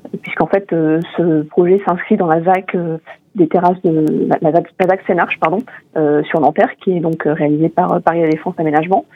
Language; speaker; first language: French; native; French